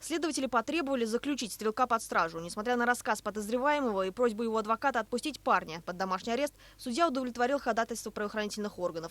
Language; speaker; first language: Russian; native; Russian